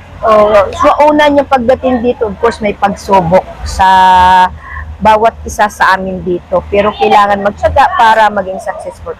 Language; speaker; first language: Filipino; native; Filipino